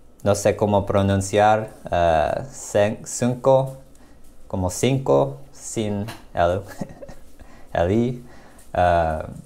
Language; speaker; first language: Spanish; non-native, learner; English